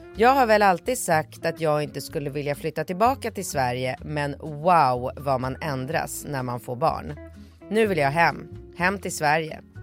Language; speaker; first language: Swedish; native; Swedish